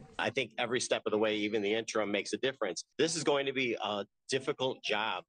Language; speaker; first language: English; native; English